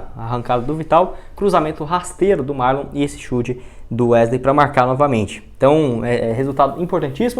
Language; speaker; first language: Portuguese; native; Portuguese